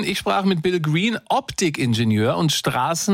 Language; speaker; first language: German; native; German